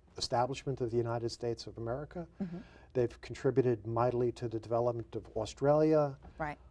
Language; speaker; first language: English; native; English